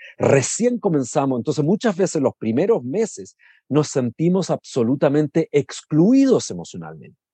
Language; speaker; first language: Spanish; native; Spanish